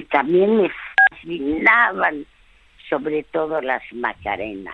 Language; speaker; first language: Spanish; non-native, fluent; French